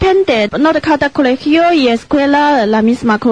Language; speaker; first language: Spanish; non-native, learner; Chinese